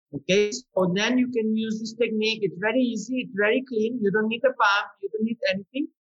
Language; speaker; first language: English; non-native, fluent; Spanish